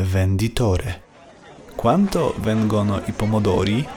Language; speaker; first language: Italian; non-native, fluent; Polish